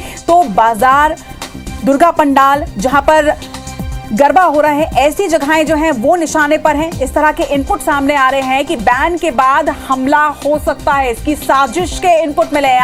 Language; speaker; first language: Hindi; native; Hindi